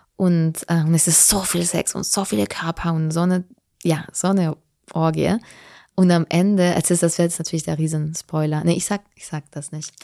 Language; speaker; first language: German; non-native, fluent; Spanish